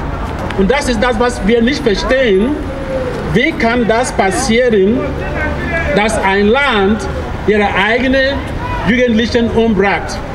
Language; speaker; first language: German; non-native, fluent; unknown